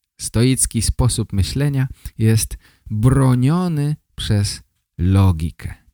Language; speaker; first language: Polish; native; Polish